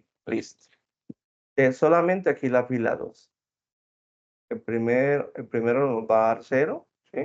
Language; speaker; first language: Spanish; native; Spanish